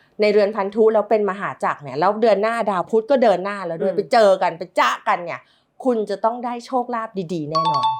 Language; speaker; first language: Thai; native; Thai